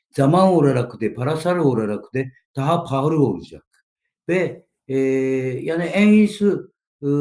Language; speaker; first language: Turkish; non-native, learner; Japanese